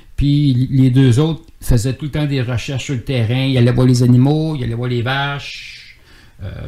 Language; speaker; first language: French; native; French